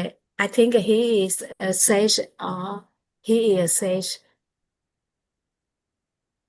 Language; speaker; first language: English; non-native, learner; Vietnamese